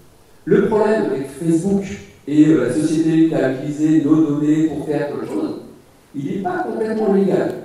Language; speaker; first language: French; native; French